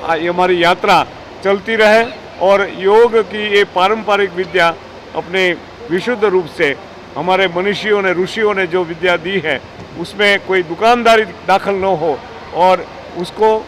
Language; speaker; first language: Hindi; native; Hindi